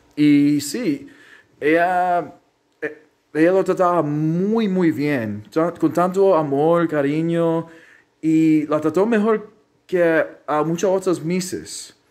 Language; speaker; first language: Spanish; early bilingual, heritage; Spanish